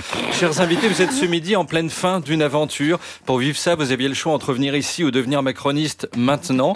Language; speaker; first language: French; native; French